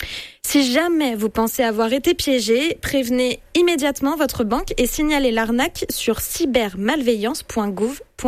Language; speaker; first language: French; native; French